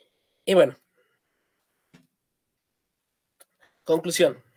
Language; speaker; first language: Spanish; native; Spanish